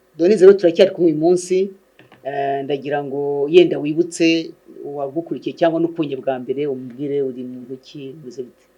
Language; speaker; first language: Kinyarwanda; native; Kinyarwanda